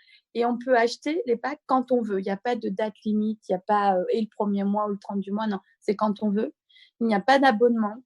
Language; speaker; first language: French; native; French